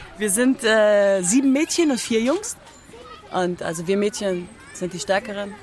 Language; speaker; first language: German; early bilingual, other home language; Kurdish